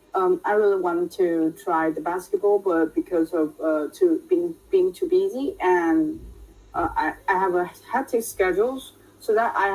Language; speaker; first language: English; non-native, fluent; Vietnamese